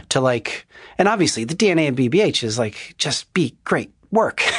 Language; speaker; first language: English; native; English